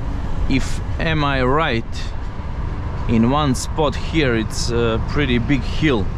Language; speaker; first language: English; non-native, fluent; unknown